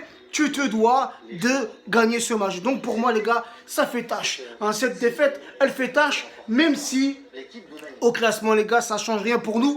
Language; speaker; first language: French; native; French